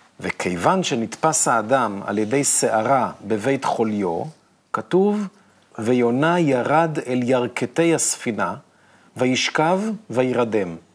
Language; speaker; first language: Hebrew; native; Hebrew